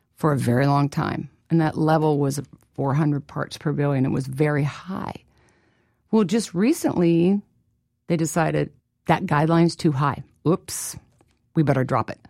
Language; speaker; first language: English; native; English